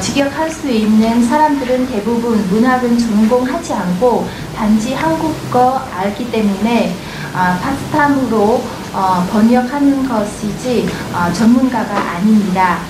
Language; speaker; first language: Korean; non-native, fluent; Vietnamese